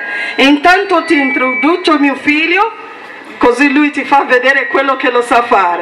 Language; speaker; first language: Italian; non-native, fluent; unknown